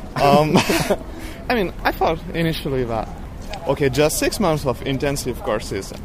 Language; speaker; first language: English; non-native, fluent; French